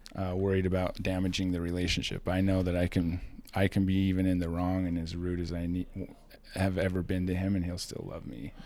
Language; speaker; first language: English; native; English